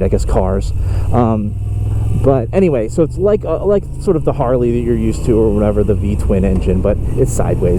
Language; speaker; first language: English; native; English